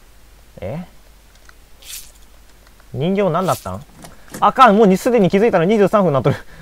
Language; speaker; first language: Japanese; native; Japanese